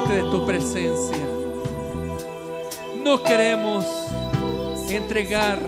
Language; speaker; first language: Spanish; native; Spanish